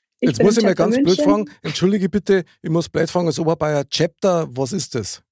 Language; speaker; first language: German; native; German